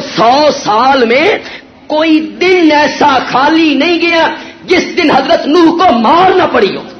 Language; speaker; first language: Urdu; non-native, local second language; Punjabi